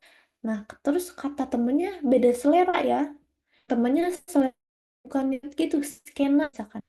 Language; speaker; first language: Indonesian; native; Indonesian